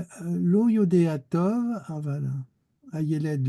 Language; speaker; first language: Hebrew; non-native, learner; French